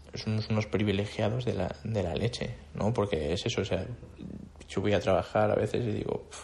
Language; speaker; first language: Spanish; native; Spanish